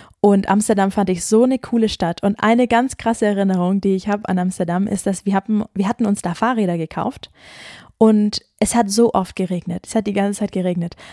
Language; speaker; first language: German; native; German